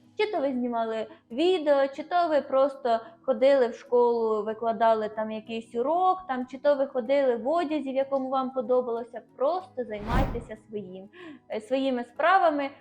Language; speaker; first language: Ukrainian; native; Ukrainian